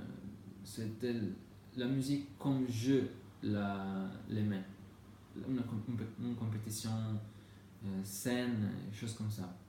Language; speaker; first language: French; non-native, learner; Italian